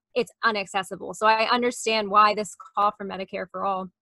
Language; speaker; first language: English; native; English